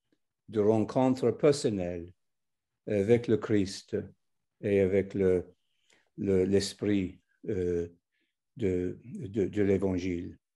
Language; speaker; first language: French; non-native, fluent; English